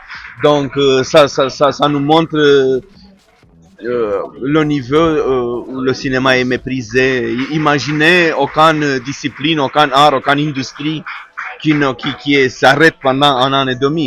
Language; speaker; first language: French; non-native, fluent; Romanian